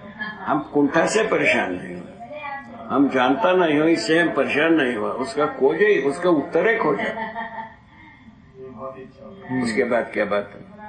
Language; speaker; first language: Hindi; non-native, local second language; Kannada